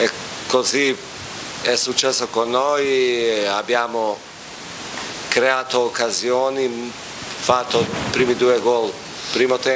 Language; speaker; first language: Italian; non-native, fluent; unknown